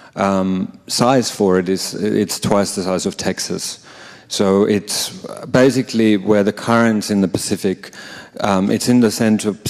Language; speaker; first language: English; non-native, fluent; Finnish